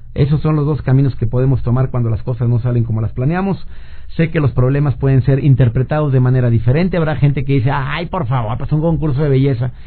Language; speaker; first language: Spanish; native; Spanish